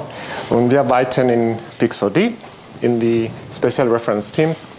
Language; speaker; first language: German; non-native, learner; Spanish